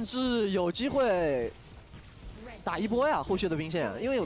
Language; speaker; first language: Chinese; native; Chinese